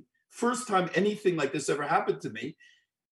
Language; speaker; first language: English; native; English